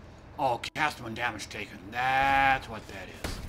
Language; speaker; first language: English; native; English